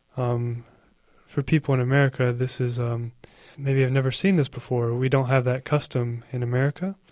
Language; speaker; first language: English; native; English